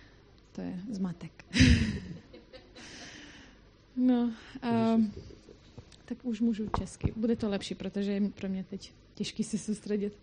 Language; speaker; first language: Czech; non-native, fluent; Croatian